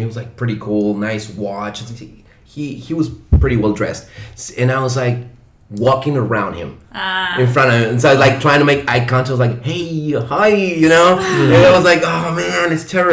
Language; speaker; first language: English; non-native, fluent; Spanish